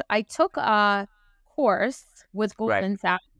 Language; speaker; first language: English; native; English